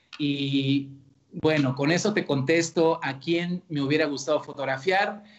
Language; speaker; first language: Spanish; native; Spanish